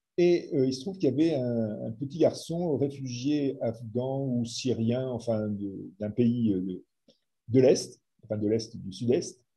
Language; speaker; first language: French; native; French